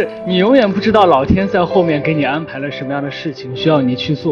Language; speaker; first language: Chinese; native; Chinese